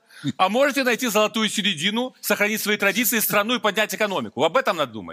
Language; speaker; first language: Russian; native; Russian